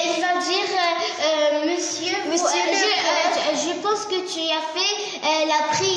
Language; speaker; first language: French; non-native, learner; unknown